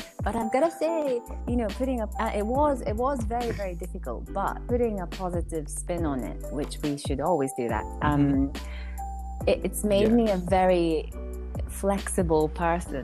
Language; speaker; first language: English; non-native, fluent; Japanese